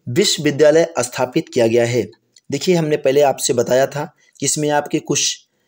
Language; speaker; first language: Hindi; native; Hindi